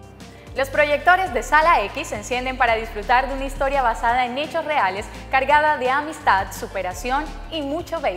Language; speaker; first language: Spanish; native; Spanish